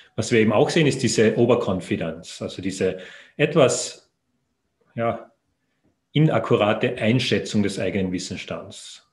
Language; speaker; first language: German; native; German